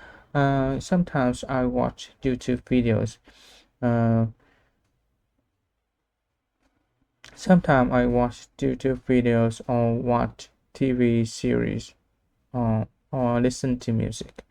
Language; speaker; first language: English; non-native, learner; Vietnamese